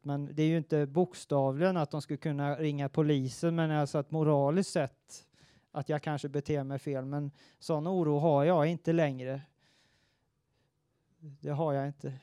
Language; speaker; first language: Swedish; native; Swedish